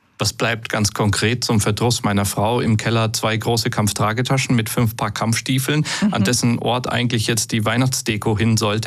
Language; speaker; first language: German; native; German